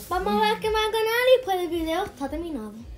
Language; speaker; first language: Spanish; early bilingual, heritage; Spanish